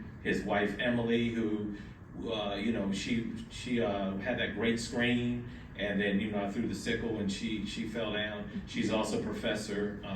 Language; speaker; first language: English; native; English